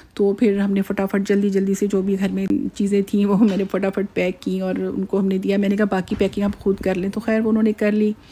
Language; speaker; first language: Urdu; native; Urdu